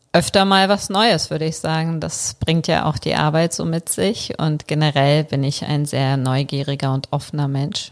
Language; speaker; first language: German; early bilingual, other home language; Bulgarian